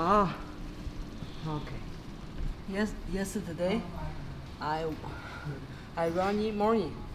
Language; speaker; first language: English; non-native, learner; Chinese